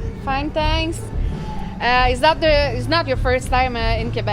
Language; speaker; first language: English; non-native, learner; French